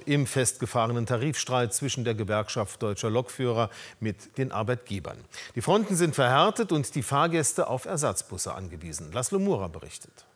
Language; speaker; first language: German; native; German